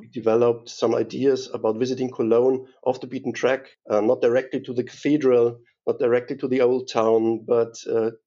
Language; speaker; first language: English; non-native, fluent; German